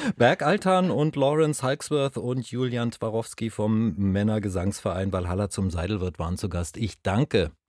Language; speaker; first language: German; native; German